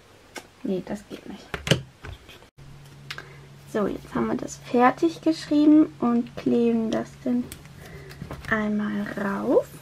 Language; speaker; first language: German; native; German